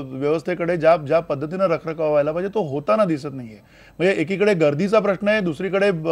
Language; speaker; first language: Marathi; native; Marathi